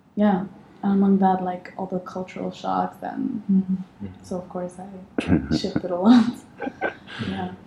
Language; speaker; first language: English; non-native, fluent; Arabic